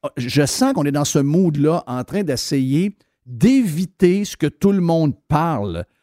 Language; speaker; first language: French; native; French